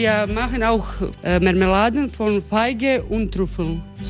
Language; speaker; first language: German; non-native, learner; Croatian